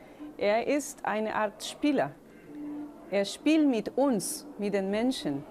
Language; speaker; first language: German; non-native, fluent; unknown